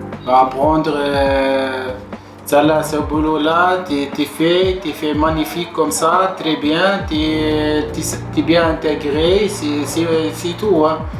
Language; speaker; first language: French; non-native, local second language; Arabic